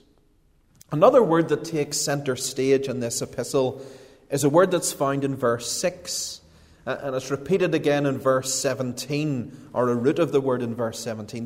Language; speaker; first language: English; native; English